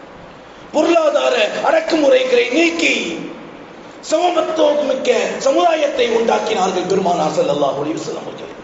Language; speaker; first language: Tamil; native; Tamil